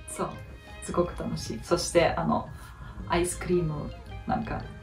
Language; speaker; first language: Japanese; non-native, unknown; Russian